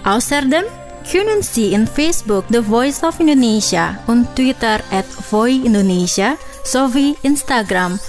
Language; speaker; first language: German; non-native, fluent; Indonesian